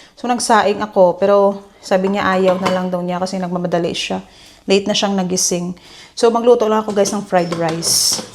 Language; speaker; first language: Filipino; native; Filipino